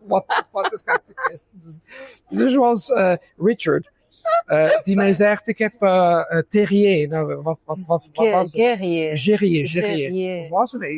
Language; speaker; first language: Dutch; non-native, fluent; Italian